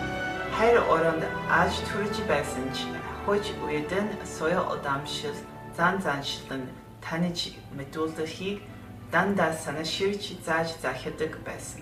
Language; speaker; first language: Mongolian; early bilingual, heritage; Mongolian